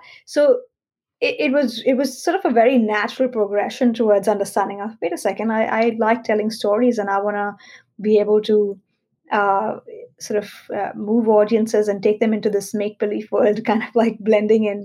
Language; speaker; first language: English; non-native, local second language; Hindi